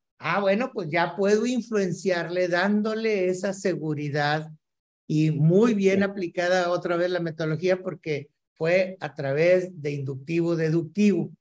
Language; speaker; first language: Spanish; native; Spanish